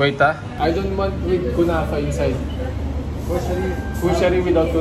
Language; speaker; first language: English; non-native, local second language; Filipino